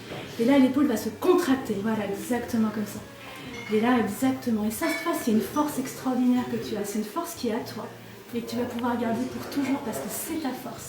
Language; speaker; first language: French; native; French